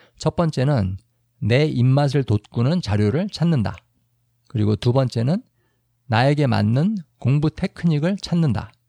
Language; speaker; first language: Korean; native; Korean